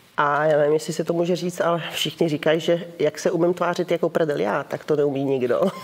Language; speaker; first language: Czech; early bilingual, heritage; Czech